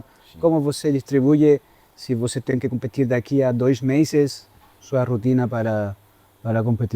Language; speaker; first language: Portuguese; non-native, fluent; Spanish